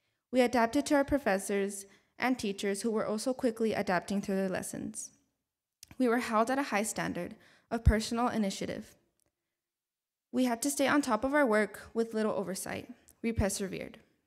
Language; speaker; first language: English; early bilingual, other home language; Spanish